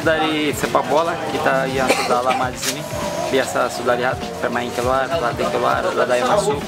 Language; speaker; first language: Indonesian; non-native, fluent; Portuguese